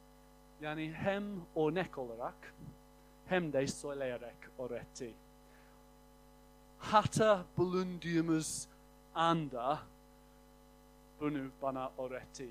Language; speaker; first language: Turkish; non-native, fluent; English